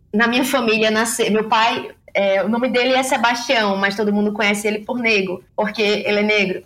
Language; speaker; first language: Portuguese; native; Portuguese